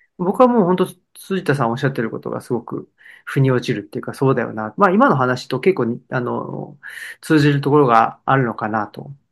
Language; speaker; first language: Japanese; native; Japanese